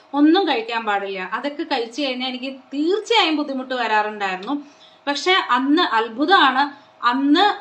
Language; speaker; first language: Malayalam; non-native, local second language; Konkani